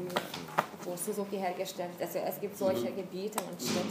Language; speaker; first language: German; non-native, fluent; Hungarian